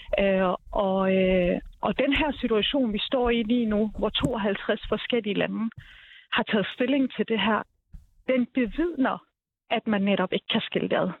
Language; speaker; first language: Danish; early bilingual, other home language; Arabic